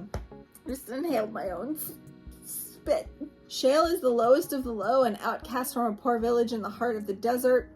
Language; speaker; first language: English; native; English